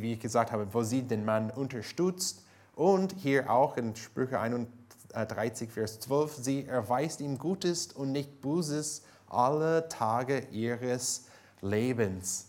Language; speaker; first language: German; non-native, fluent; English